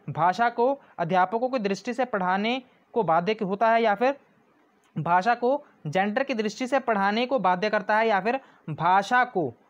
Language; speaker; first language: Hindi; non-native, local second language; Punjabi